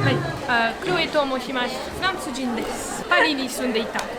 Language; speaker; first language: Japanese; non-native, learner; French